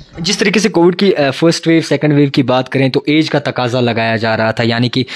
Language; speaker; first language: Urdu; non-native, local second language; Kashmiri